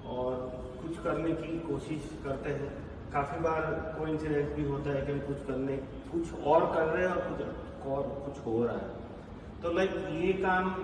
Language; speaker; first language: Hindi; non-native, local second language; Gujarati